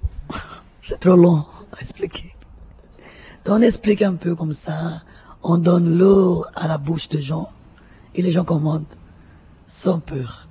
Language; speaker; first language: French; non-native, fluent; Portuguese